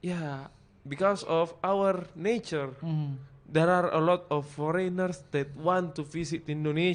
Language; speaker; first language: English; non-native, fluent; Indonesian